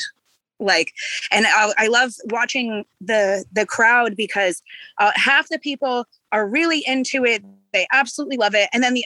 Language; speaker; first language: English; native; English